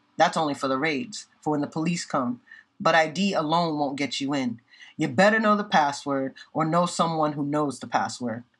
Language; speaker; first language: English; native; English